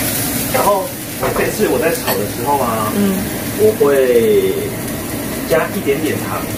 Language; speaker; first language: Chinese; native; Chinese